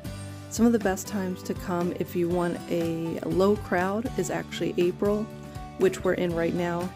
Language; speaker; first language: English; native; English